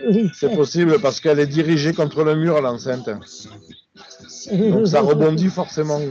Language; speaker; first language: French; native; French